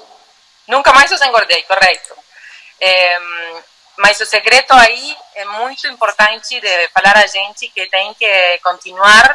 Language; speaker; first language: Portuguese; non-native, learner; Spanish